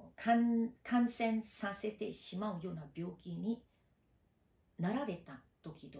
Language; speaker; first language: Japanese; non-native, fluent; Chinese